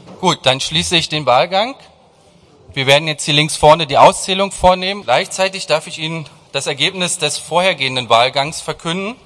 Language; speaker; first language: German; native; German